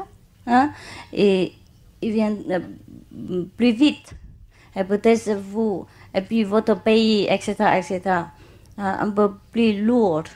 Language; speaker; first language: French; non-native, learner; Vietnamese